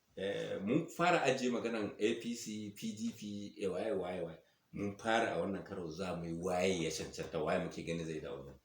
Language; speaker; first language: Hausa; non-native, local second language; Fula